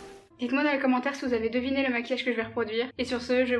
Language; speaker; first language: French; native; French